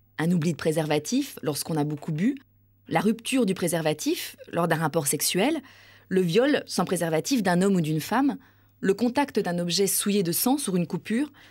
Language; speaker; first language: French; native; French